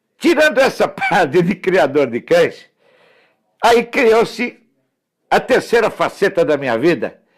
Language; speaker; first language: Portuguese; early bilingual, other home language; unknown